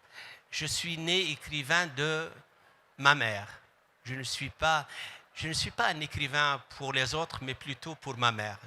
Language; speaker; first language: French; non-native, local second language; Arabic